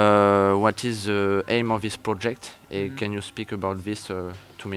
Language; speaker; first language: English; non-native, learner; French